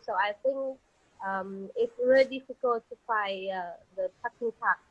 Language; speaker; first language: English; non-native, learner; Vietnamese